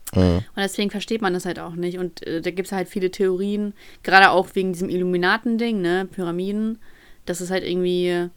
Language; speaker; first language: German; early bilingual, other home language; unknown